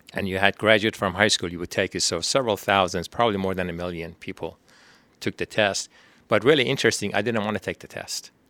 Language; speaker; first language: English; non-native, fluent; Persian